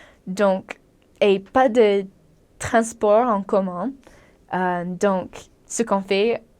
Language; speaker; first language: French; non-native, learner; English